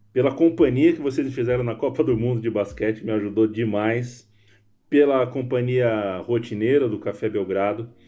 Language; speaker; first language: Portuguese; native; Portuguese